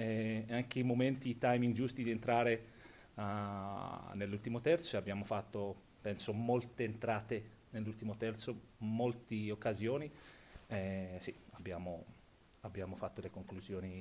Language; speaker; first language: Italian; non-native, fluent; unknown